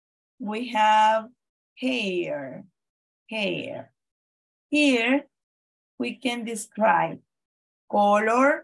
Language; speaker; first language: English; non-native, fluent; Spanish